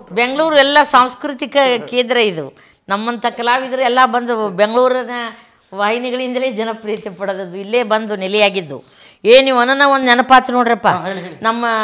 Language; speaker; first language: Kannada; native; Kannada